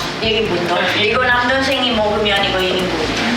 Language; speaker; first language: Korean; non-native, fluent; Italian